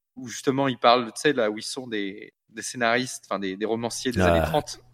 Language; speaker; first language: French; native; French